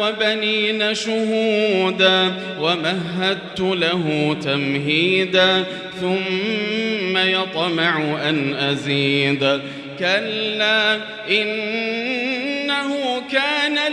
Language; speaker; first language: Arabic; native; Arabic